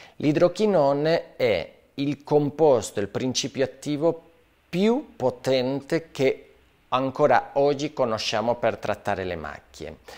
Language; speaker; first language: Italian; non-native, fluent; Spanish